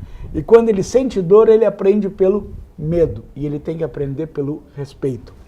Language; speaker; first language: Portuguese; native; Portuguese